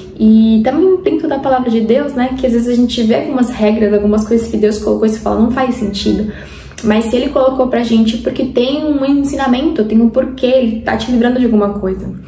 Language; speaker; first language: Portuguese; non-native, fluent; Spanish